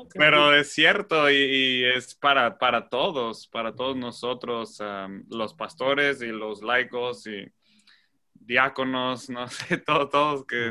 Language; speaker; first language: Spanish; non-native, fluent; English